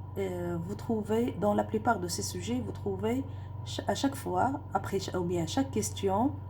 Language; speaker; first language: French; non-native, local second language; Arabic